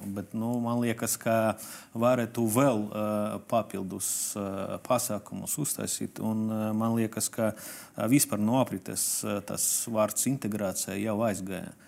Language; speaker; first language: Latvian; non-native, local second language; Russian